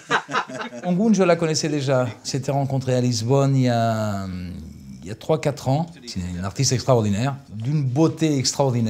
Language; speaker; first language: French; early bilingual, other home language; Portuguese